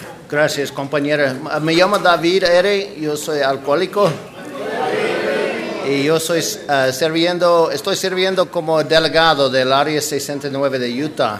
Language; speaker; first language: Spanish; non-native, learner; English